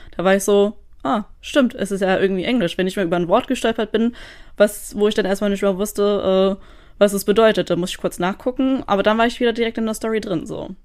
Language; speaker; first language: German; native; German